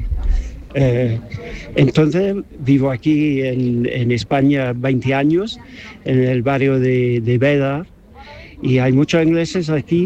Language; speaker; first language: Spanish; non-native, fluent; English